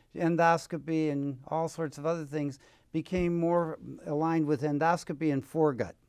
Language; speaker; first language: English; native; English